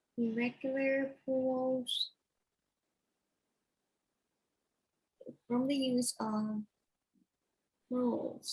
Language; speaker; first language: English; non-native, fluent; Thai